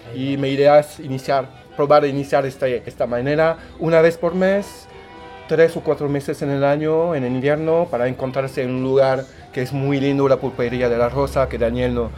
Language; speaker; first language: Spanish; non-native, fluent; French